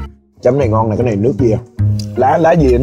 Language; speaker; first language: Vietnamese; native; Vietnamese